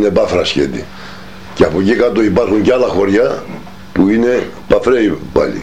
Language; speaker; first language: Greek; non-native, local second language; Turkish